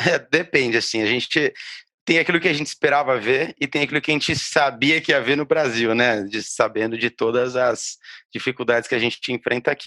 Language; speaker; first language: Portuguese; native; Portuguese